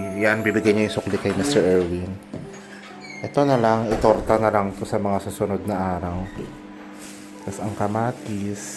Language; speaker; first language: Filipino; non-native, local second language; Cebuano